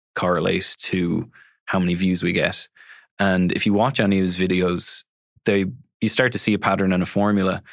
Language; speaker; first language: English; native; English